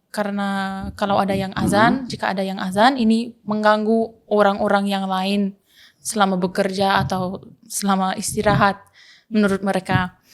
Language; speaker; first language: Indonesian; non-native, learner; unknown